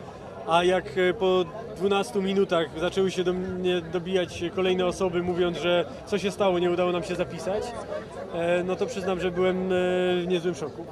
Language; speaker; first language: Polish; native; Polish